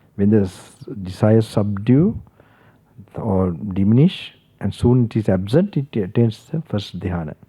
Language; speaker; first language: English; non-native, local second language; Sinhala